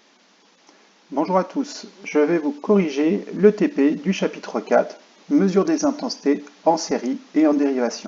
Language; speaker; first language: French; native; French